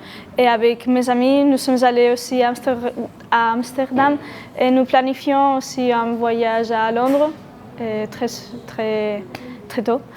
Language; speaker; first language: French; non-native, learner; Spanish